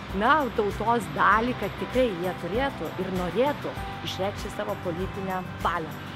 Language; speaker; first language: Lithuanian; native; Lithuanian